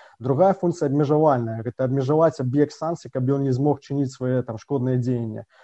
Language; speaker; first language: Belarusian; native; Belarusian